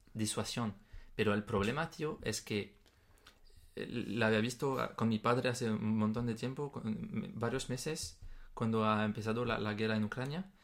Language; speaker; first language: Spanish; non-native, fluent; French